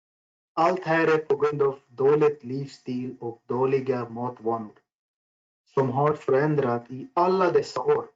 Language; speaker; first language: Swedish; non-native, fluent; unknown